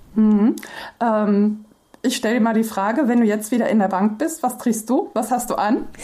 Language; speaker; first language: German; native; German